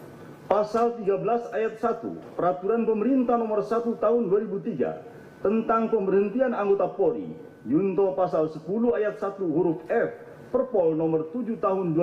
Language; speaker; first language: Indonesian; native; Indonesian